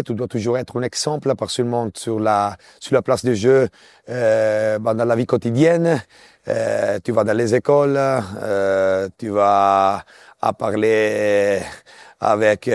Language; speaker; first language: French; non-native, local second language; Italian